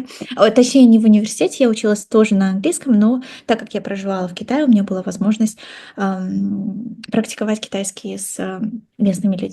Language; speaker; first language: Russian; non-native, local second language; Kazakh